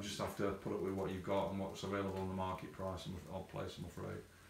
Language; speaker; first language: English; native; English